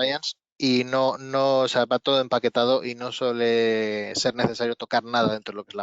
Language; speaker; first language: Spanish; native; Spanish